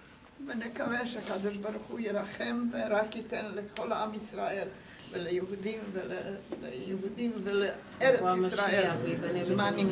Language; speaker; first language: Hebrew; non-native, fluent; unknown